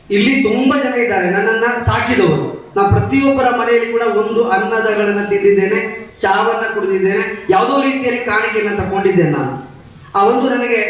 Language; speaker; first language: Kannada; native; Kannada